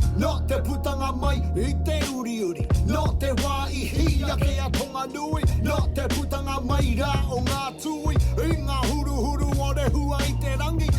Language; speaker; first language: Māori; non-native, local second language; English